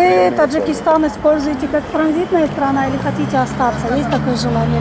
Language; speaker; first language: Russian; non-native, local second language; Tajik